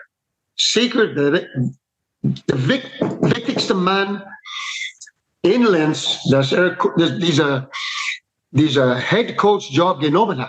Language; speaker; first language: German; non-native, fluent; English